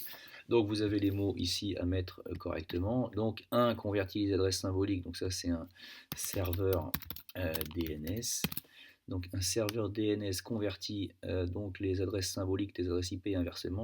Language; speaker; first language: French; native; French